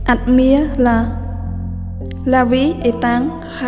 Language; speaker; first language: French; non-native, learner; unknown